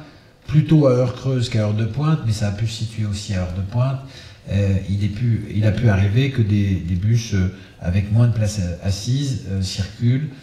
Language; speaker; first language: French; native; French